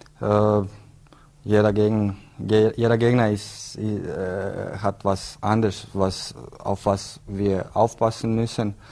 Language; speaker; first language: German; non-native, learner; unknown